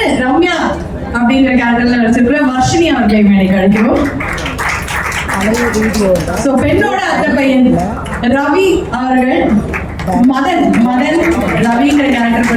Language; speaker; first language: Tamil; native; Tamil